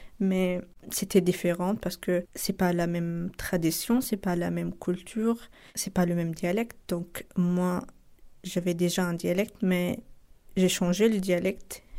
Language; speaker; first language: French; non-native, local second language; Arabic